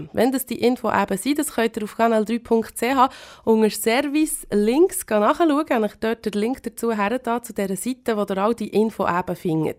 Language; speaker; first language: German; native; German